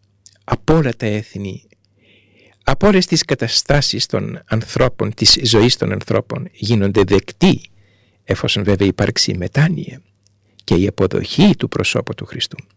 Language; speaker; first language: Greek; native; Greek